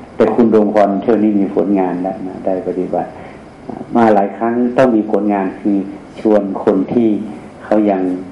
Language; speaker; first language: Thai; native; Thai